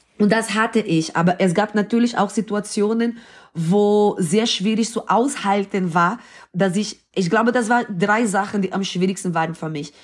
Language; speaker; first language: German; non-native, fluent; Portuguese